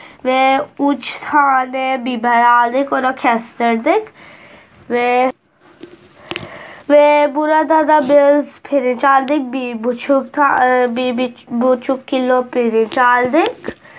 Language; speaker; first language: Turkish; non-native, learner; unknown